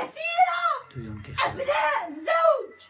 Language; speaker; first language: Arabic; native; Arabic